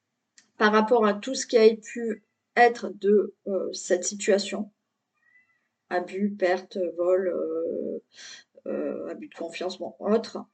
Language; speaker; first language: French; native; French